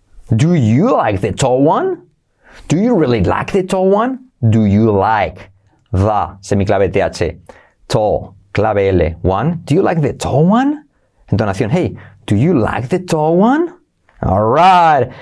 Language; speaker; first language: English; non-native, fluent; Spanish